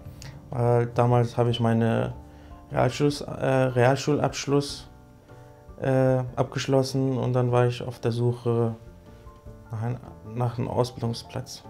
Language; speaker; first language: German; early bilingual, other home language; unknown